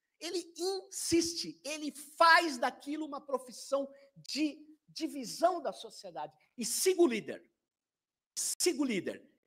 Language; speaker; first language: Portuguese; native; Portuguese